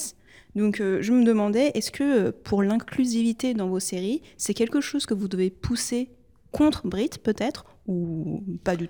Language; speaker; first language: French; native; French